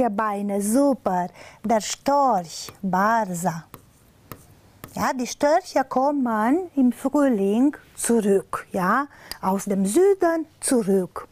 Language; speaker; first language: German; non-native, fluent; Romanian